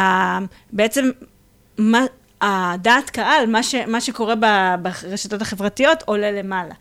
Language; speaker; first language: Hebrew; native; Hebrew